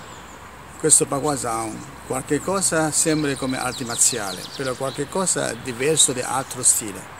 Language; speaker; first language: Italian; non-native, learner; Chinese